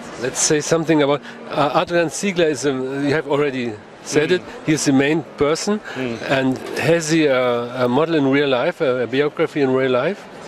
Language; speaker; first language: English; non-native, fluent; German